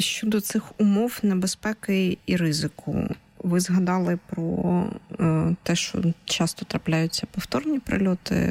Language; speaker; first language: Ukrainian; native; Ukrainian